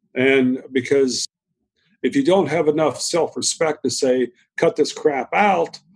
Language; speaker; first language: English; native; English